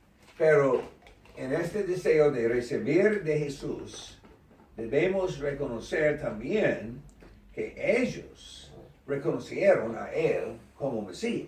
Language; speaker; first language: Spanish; non-native, learner; English